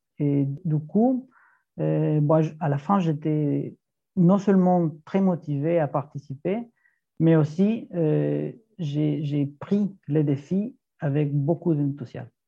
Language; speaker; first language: French; non-native, fluent; Spanish